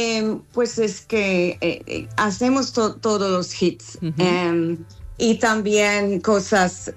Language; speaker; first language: Spanish; non-native, learner; English